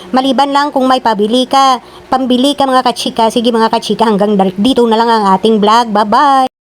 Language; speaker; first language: Filipino; non-native, local second language; Kinaray-a